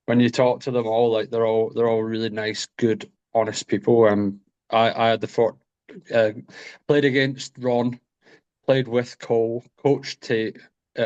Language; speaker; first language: English; native; English